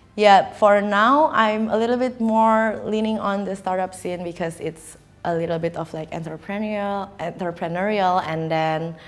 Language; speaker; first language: English; non-native, fluent; Indonesian